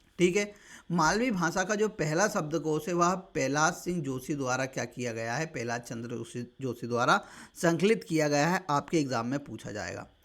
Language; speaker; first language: Hindi; native; Hindi